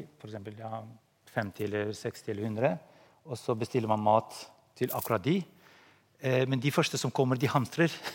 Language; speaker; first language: Norwegian; non-native, fluent; Albanian